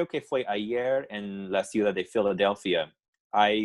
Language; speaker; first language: Spanish; non-native, fluent; English